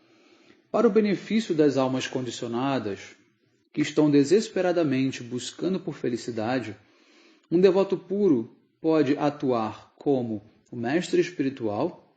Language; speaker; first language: Portuguese; native; Portuguese